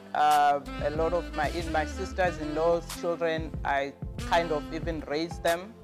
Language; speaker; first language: English; non-native, local second language; Venda